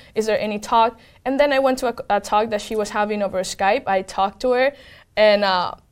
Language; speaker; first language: English; non-native, fluent; Spanish